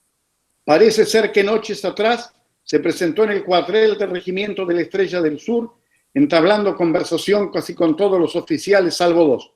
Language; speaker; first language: Spanish; native; Spanish